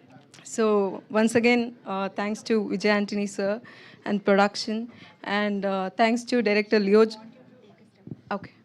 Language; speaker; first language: Telugu; non-native, learner; Tamil